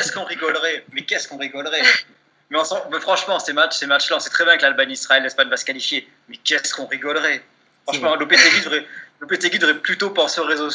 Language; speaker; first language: French; native; French